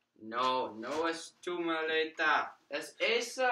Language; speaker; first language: Spanish; non-native, learner; English